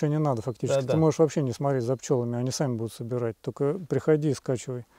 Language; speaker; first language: Russian; native; Russian